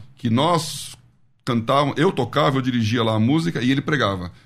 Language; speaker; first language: Portuguese; native; Portuguese